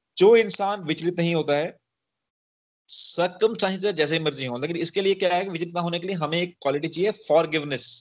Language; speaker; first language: Hindi; native; Hindi